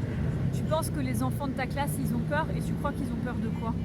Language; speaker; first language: French; native; French